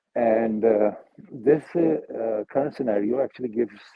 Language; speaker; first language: English; non-native, local second language; Urdu